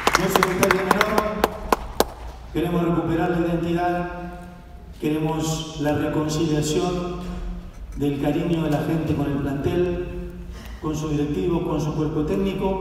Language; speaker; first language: Spanish; native; Spanish